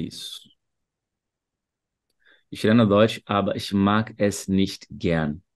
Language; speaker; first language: German; non-native, fluent; Portuguese